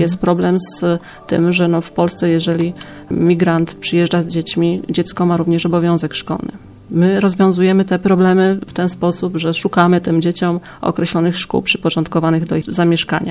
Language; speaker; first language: Polish; native; Polish